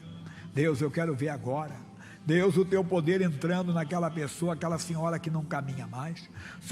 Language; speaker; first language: Portuguese; native; Portuguese